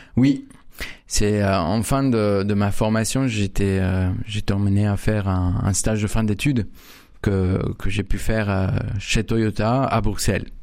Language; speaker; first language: French; non-native, fluent; Spanish